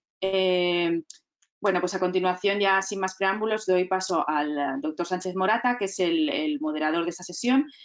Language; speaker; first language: Spanish; native; Spanish